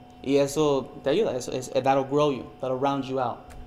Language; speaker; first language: English; early bilingual, other home language; Spanish